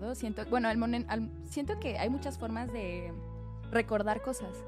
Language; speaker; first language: Spanish; native; Spanish